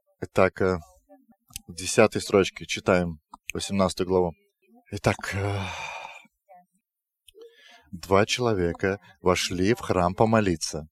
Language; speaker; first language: Russian; non-native, fluent; Lithuanian